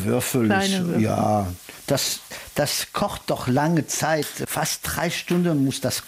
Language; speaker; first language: German; early bilingual, heritage; French